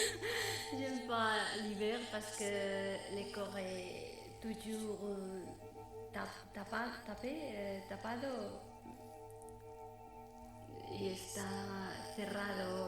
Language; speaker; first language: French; non-native, learner; Spanish